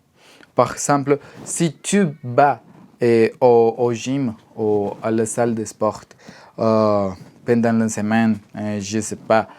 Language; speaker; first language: French; non-native, learner; Spanish